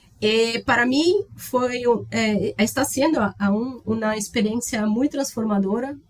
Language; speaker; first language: Spanish; non-native, learner; Portuguese